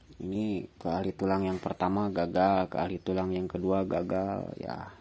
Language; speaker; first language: Indonesian; native; Indonesian